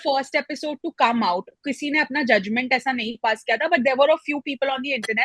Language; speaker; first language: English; non-native, local second language; Hindi